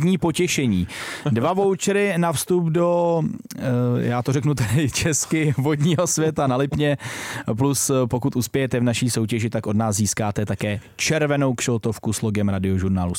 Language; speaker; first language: Czech; native; Czech